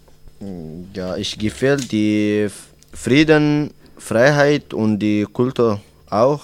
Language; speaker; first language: German; non-native, learner; Tigrinya